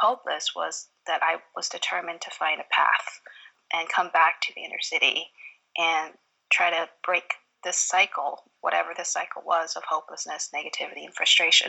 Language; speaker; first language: English; native; English